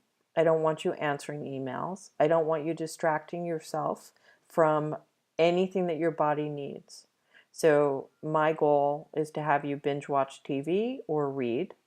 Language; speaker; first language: English; native; English